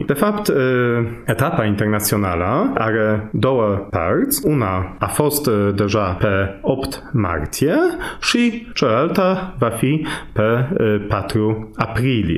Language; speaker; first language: Romanian; non-native, fluent; Polish